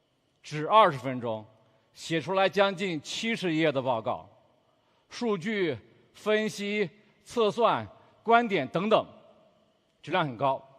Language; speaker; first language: Chinese; native; Chinese